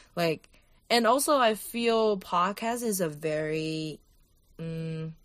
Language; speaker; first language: English; non-native, fluent; Chinese